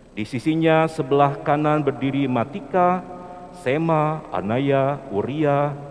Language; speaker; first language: Indonesian; native; Indonesian